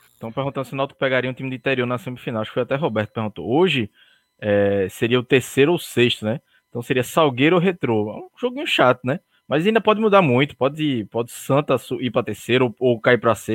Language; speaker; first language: Portuguese; native; Portuguese